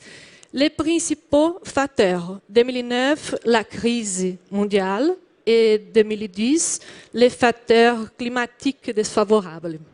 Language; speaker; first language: French; non-native, learner; Portuguese